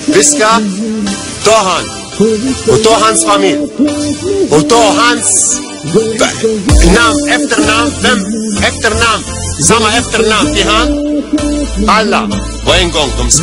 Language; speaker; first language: Swedish; non-native, learner; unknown